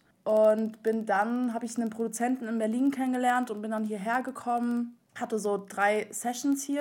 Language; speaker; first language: German; native; German